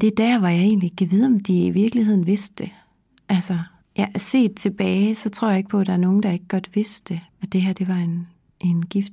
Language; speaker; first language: Danish; native; Danish